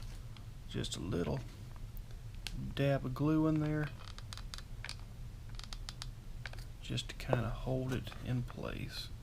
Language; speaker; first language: English; native; English